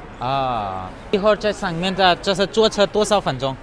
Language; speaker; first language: Chinese; non-native, learner; Hindi